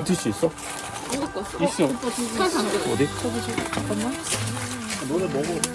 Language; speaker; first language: Korean; native; Korean